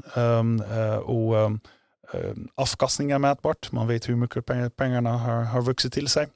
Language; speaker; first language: Swedish; non-native, fluent; Dutch